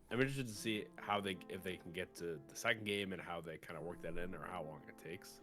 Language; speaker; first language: English; native; English